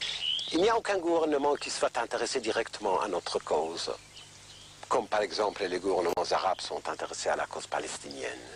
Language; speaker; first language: French; non-native, fluent; Kurdish